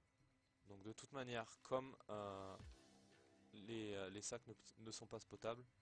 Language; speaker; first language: French; native; French